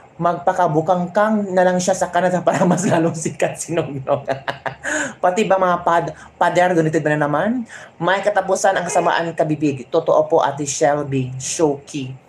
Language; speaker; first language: Filipino; non-native, local second language; Hiligaynon